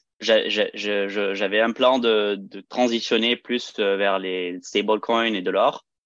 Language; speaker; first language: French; early bilingual, heritage; French